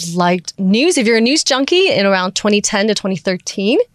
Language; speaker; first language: English; early bilingual, other home language; Chinese